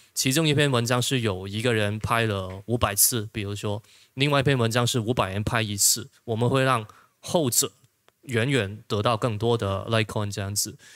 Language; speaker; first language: Chinese; non-native, local second language; Cantonese